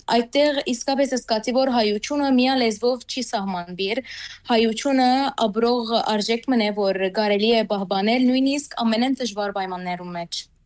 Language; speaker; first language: Armenian; early bilingual, heritage; Armenian